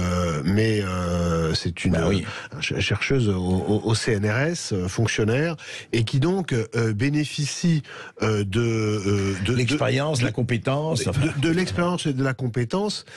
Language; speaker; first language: French; native; French